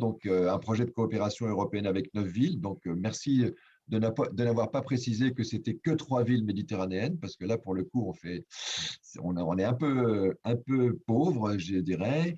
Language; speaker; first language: French; native; French